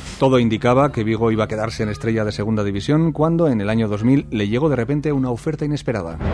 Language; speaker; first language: Spanish; native; Spanish